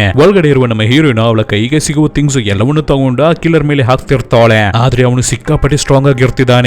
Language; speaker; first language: Kannada; native; Kannada